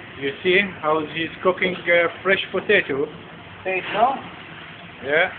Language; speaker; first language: English; non-native, learner; Turkish